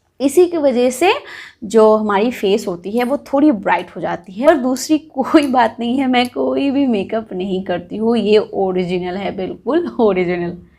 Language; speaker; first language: Hindi; non-native, local second language; Bangla